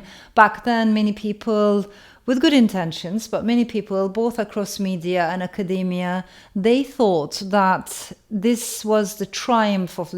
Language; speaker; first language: English; non-native, fluent; Turkish